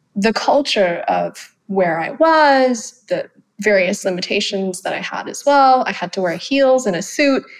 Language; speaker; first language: English; non-native, fluent; Thai